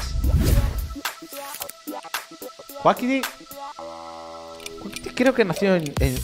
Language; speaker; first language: Spanish; native; Spanish